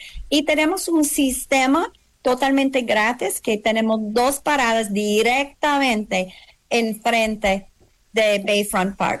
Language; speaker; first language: Spanish; non-native, learner; English